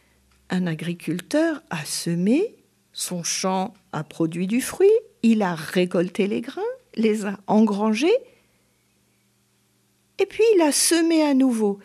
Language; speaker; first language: French; native; French